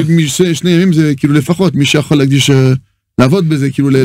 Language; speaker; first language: Hebrew; non-native, fluent; French